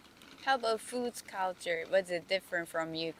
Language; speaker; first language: English; non-native, fluent; Japanese